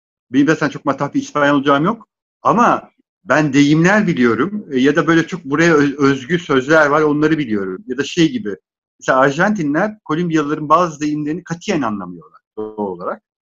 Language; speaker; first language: Turkish; non-native, local second language; Arabic